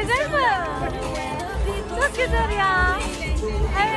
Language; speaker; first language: Turkish; non-native, learner; Korean